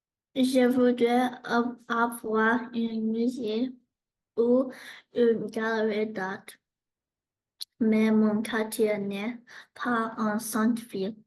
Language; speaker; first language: French; non-native, learner; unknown